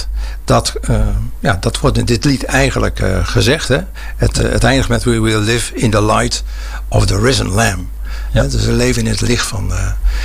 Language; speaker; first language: Dutch; native; Dutch